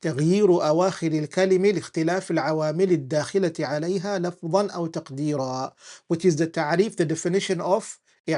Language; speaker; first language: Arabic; non-native, fluent; English